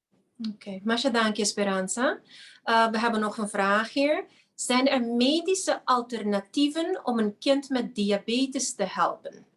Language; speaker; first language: Dutch; non-native, local second language; Papiamento